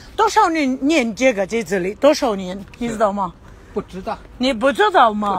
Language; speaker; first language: Chinese; non-native, learner; Russian